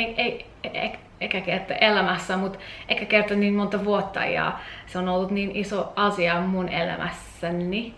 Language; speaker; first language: Finnish; non-native, learner; English